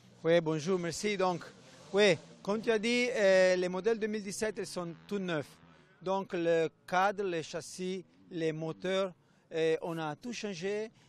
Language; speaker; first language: French; non-native, fluent; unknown